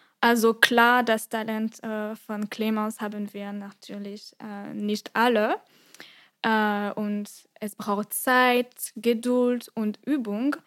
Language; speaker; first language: German; non-native, fluent; French